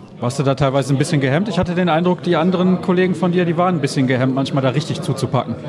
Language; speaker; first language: German; native; German